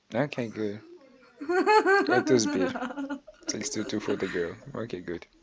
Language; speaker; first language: English; non-native, learner; Swahili